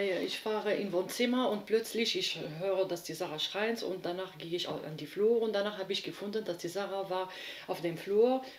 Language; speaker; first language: German; non-native, learner; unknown